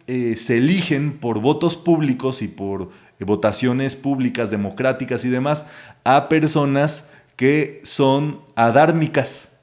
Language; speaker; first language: Spanish; native; Spanish